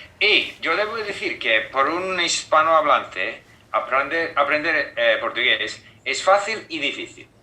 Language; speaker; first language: Spanish; non-native, fluent; English